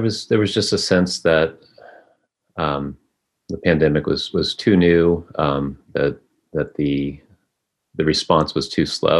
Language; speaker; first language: English; native; English